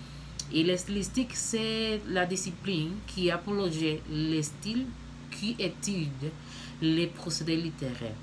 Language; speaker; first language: French; non-native, learner; Spanish